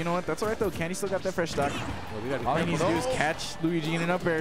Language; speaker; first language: English; native; English